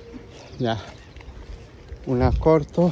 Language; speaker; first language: Spanish; non-native, learner; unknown